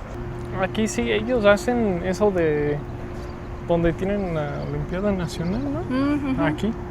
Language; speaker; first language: Spanish; non-native, fluent; English